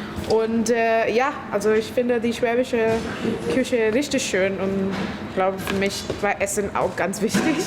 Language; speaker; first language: German; non-native, fluent; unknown